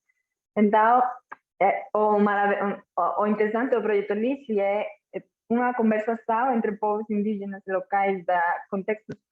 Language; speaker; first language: Portuguese; non-native, fluent; Catalan